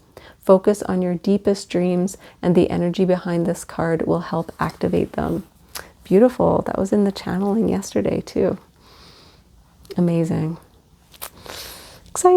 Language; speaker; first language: English; native; English